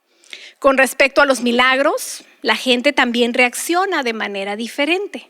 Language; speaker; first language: Spanish; native; Spanish